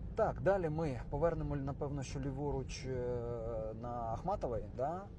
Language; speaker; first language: Ukrainian; native; Ukrainian